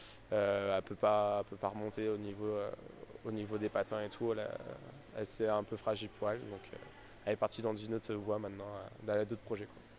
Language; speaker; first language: French; native; French